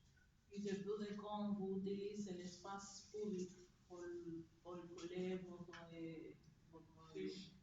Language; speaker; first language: French; non-native, learner; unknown